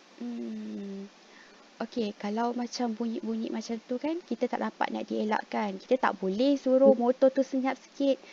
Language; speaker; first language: Malay; native; Malay